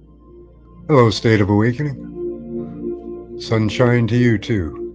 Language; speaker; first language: English; native; English